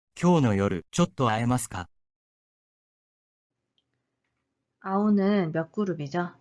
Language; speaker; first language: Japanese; non-native, fluent; Korean